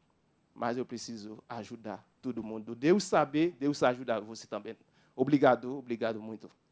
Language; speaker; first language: Portuguese; non-native, learner; Haitian Creole